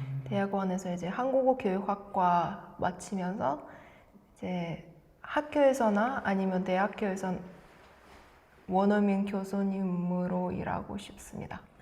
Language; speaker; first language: Korean; non-native, fluent; Russian